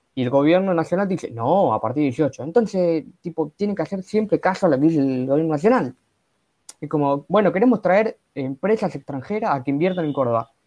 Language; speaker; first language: Spanish; native; Spanish